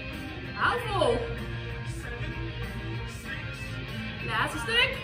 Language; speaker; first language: Dutch; native; Dutch